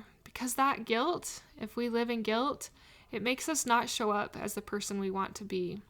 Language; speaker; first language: English; native; English